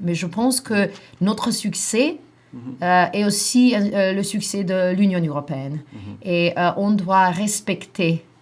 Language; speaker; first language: French; non-native, fluent; Macedonian